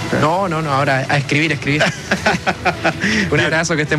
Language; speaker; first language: Spanish; native; Spanish